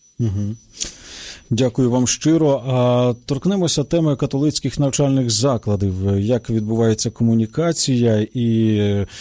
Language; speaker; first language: Ukrainian; native; Ukrainian